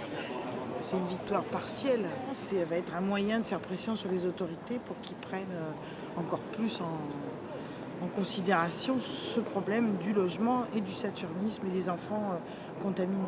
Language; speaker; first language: French; native; French